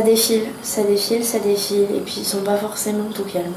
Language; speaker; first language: French; native; French